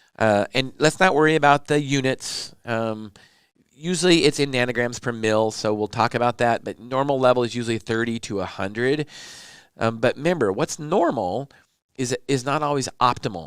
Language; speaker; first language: English; native; English